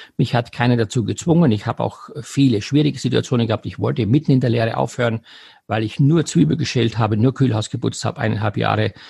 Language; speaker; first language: German; native; German